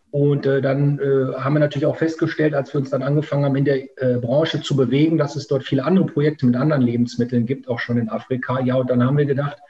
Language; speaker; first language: German; native; German